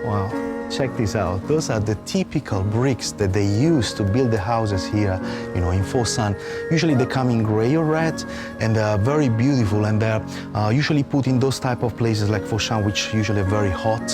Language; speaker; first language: English; non-native, fluent; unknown